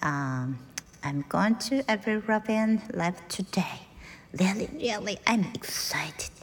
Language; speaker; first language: English; non-native, learner; Japanese